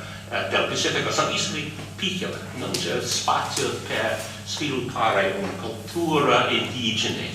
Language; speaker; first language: Italian; non-native, fluent; English